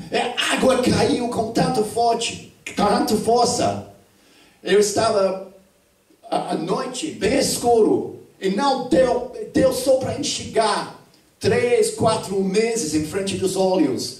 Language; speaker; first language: Portuguese; non-native, fluent; English